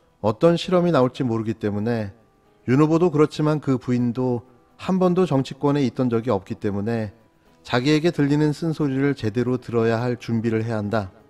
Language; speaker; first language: Korean; native; Korean